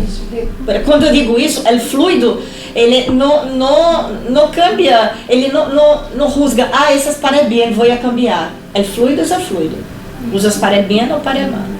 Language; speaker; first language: Spanish; non-native, fluent; Portuguese